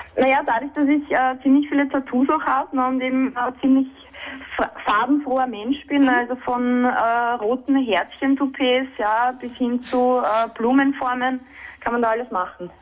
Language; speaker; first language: German; native; German